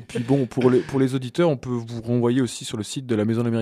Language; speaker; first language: French; native; French